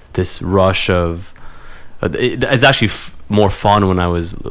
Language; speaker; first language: English; native; English